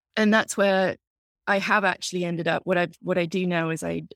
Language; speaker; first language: English; native; English